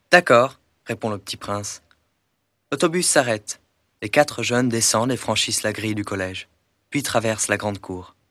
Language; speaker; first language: French; native; French